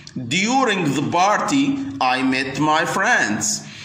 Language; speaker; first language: English; non-native, fluent; Arabic